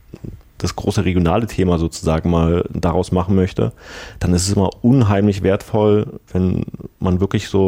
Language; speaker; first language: German; native; German